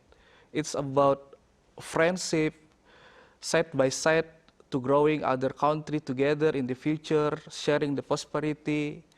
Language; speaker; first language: English; non-native, learner; Indonesian